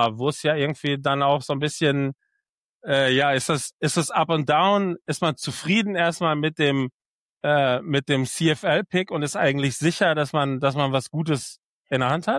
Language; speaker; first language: German; native; German